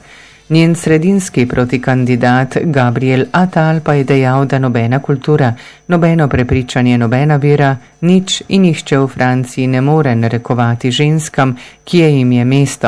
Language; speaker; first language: Slovenian; native; Slovenian